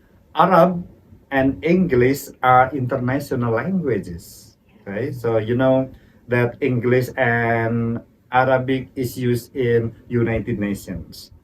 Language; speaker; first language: English; non-native, fluent; Indonesian